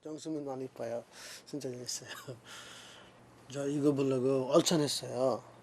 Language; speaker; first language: Korean; non-native, learner; Bangla